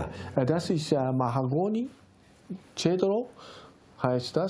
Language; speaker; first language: German; non-native, learner; Japanese